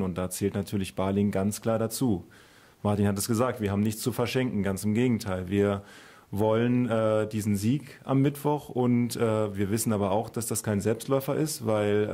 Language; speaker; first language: German; native; German